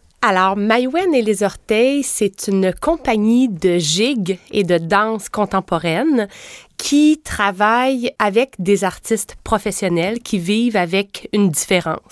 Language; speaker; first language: French; native; French